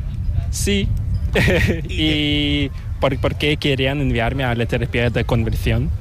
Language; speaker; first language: Spanish; non-native, learner; Korean